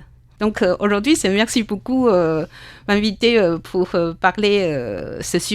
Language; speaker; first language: French; non-native, fluent; Chinese